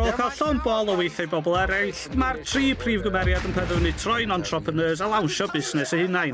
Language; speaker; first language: Welsh; native; Welsh